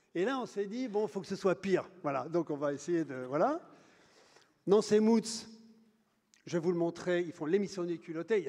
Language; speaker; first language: French; native; French